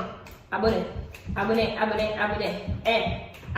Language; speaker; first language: Haitian Creole; early bilingual, heritage; Haitian Creole